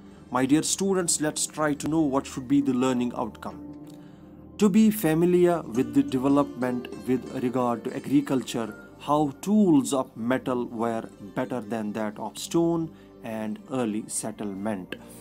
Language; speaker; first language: English; non-native, local second language; Kashmiri